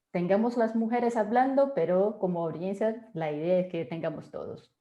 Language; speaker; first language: Spanish; non-native, fluent; Portuguese